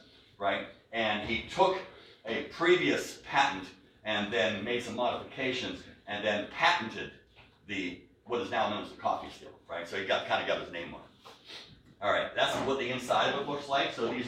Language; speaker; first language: English; native; English